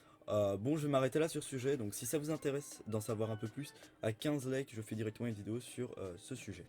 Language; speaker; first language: French; native; French